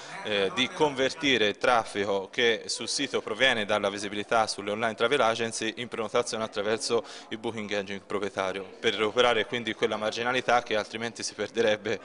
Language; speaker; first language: Italian; native; Italian